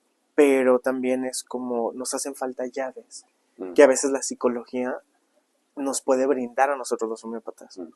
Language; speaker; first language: Spanish; native; Spanish